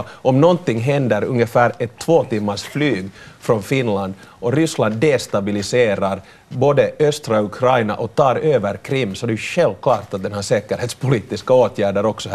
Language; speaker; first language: Swedish; native; Swedish